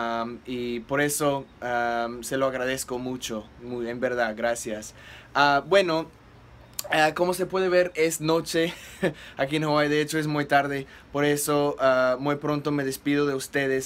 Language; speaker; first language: Spanish; non-native, fluent; English